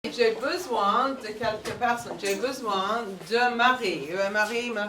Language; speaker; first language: French; non-native, fluent; English